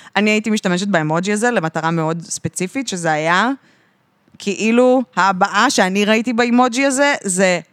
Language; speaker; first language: Hebrew; native; Hebrew